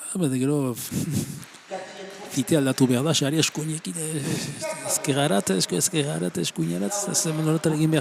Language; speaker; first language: Basque; native; Basque